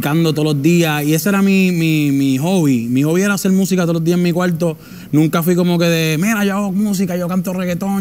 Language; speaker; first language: Spanish; native; Spanish